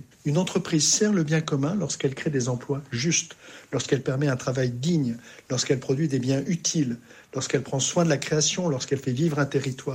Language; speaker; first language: French; native; French